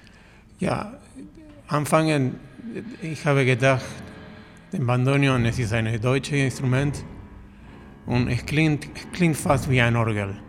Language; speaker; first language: German; non-native, learner; Spanish